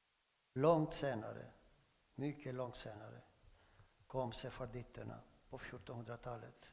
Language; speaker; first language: Swedish; non-native, fluent; Greek